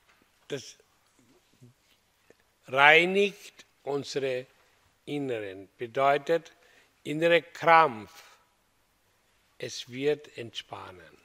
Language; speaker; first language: German; non-native, learner; Hindi